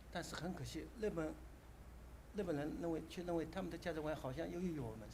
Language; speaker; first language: Chinese; native; Chinese